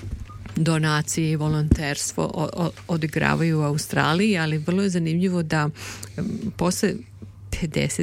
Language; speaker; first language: Serbian; native; Serbian